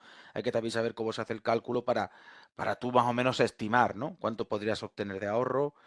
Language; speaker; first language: Spanish; native; Spanish